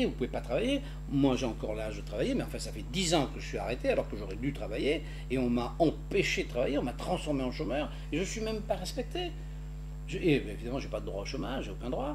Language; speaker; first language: French; native; French